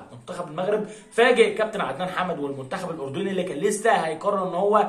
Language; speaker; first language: Arabic; native; Arabic